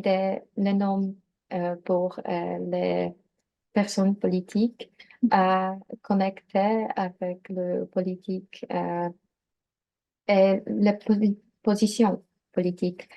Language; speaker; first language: French; non-native, learner; Polish